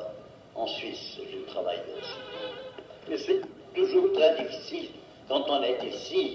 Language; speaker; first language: French; non-native, fluent; Portuguese